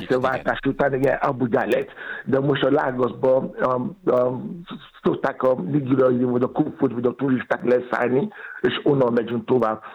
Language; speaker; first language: Hungarian; non-native, fluent; Yoruba